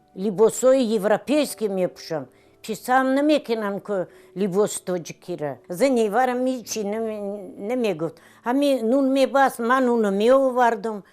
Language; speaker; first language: Tajik; non-native, fluent; Russian